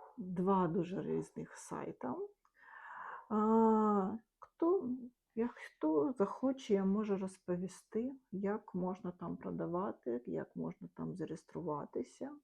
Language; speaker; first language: Ukrainian; non-native, local second language; Russian